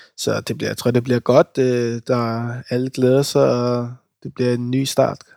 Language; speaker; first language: Danish; early bilingual, other home language; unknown